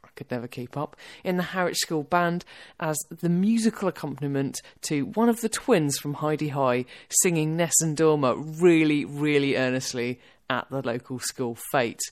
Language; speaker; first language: English; native; English